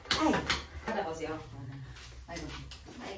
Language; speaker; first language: Italian; non-native, learner; Filipino